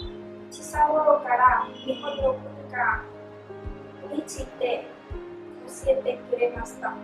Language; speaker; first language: Japanese; non-native, learner; Vietnamese